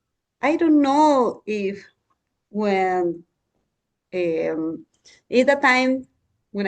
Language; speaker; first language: English; non-native, learner; Spanish